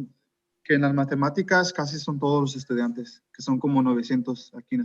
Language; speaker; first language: Spanish; early bilingual, heritage; Spanish